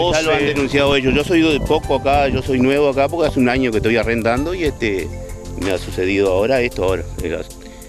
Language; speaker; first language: Spanish; native; Spanish